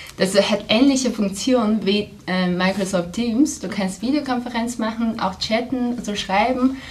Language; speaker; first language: German; non-native, fluent; Chinese